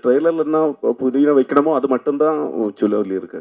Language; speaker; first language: Tamil; non-native, learner; Malayalam